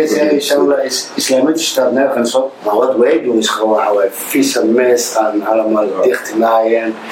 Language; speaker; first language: Dutch; non-native, learner; Somali